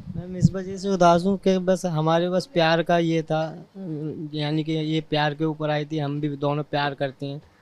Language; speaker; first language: Hindi; native; Hindi